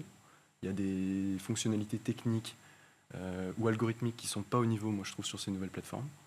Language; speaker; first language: French; native; French